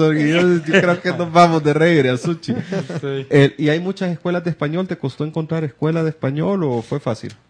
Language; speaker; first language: Spanish; native; Spanish